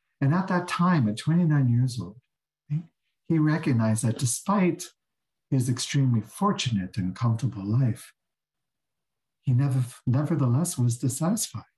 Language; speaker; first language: English; native; English